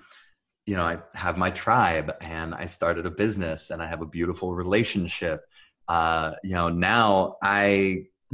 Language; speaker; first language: English; early bilingual, other home language; Hebrew